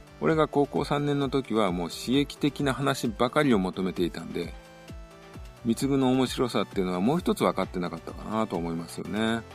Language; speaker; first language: Japanese; native; Japanese